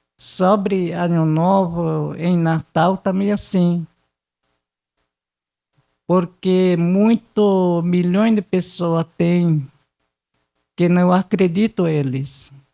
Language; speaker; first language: Portuguese; non-native, local second language; Guarani